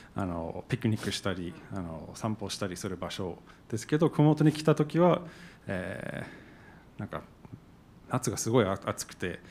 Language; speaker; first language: Japanese; non-native, fluent; English